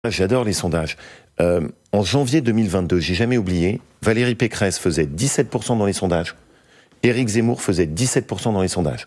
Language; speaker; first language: French; native; French